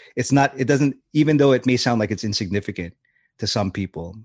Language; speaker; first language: English; native; English